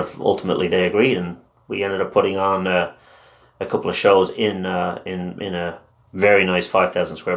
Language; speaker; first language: English; non-native, local second language; Irish